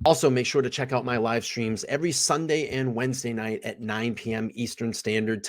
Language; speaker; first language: English; native; English